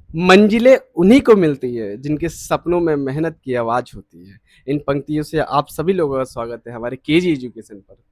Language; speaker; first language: Hindi; native; Hindi